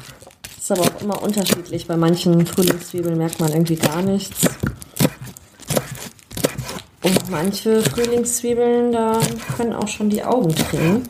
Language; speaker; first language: German; native; German